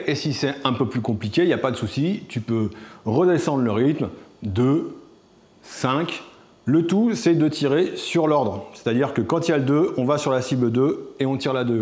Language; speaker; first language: French; native; French